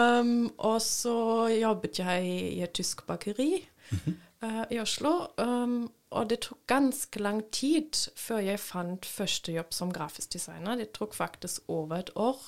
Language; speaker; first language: Norwegian; non-native, fluent; German